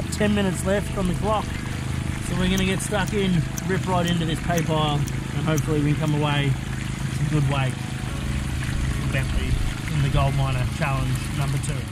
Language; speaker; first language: English; native; English